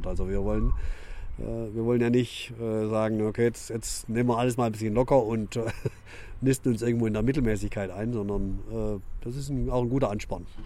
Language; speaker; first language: German; native; German